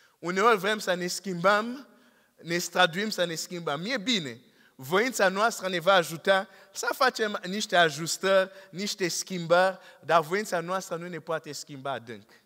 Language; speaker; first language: Romanian; non-native, fluent; English